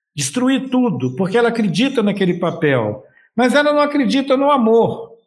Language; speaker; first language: Portuguese; native; Portuguese